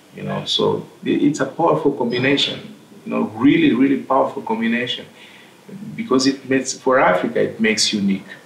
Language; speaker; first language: English; non-native, fluent; Portuguese